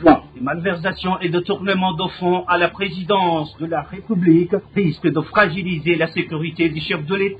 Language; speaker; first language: French; non-native, local second language; Rundi